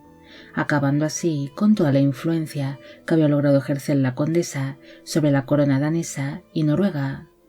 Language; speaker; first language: Spanish; native; Spanish